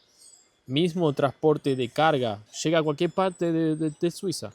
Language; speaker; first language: Portuguese; non-native, learner; Spanish